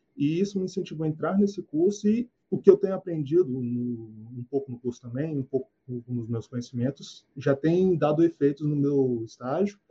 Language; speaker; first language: Portuguese; native; Portuguese